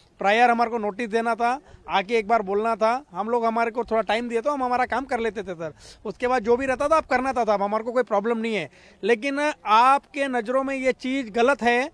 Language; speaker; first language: Hindi; non-native, local second language; Urdu